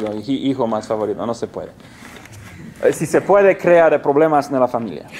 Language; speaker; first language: Spanish; non-native, fluent; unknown